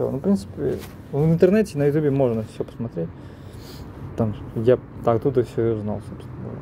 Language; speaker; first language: Russian; native; Russian